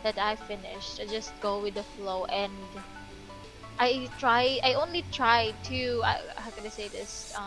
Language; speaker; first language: English; non-native, local second language; Filipino